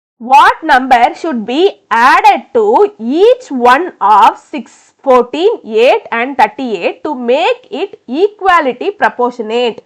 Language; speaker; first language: English; non-native, local second language; Tamil